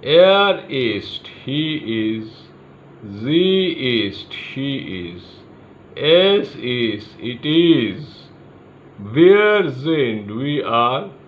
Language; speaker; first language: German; non-native, learner; Bangla